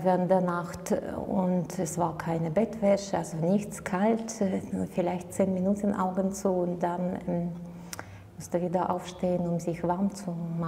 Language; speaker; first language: German; non-native, learner; Belarusian